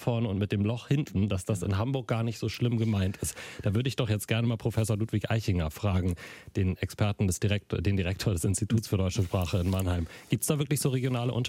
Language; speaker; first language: German; native; German